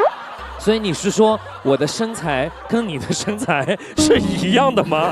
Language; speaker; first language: Chinese; native; Chinese